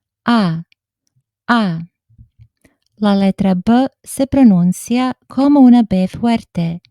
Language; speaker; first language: Spanish; non-native, fluent; Serbian